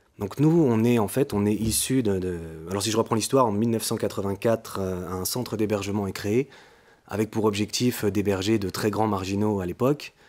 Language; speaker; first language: French; native; French